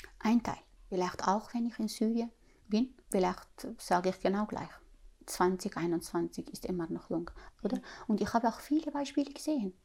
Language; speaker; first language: German; non-native, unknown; Arabic